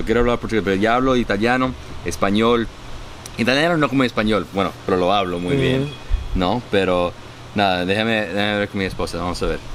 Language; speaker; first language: Spanish; early bilingual, heritage; Spanish